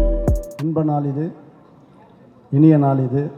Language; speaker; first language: Tamil; native; Tamil